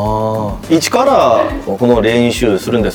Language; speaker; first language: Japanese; non-native, learner; Korean